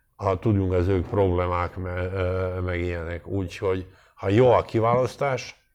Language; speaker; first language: Hungarian; non-native, fluent; Serbian